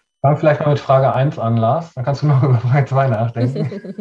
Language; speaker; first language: German; native; German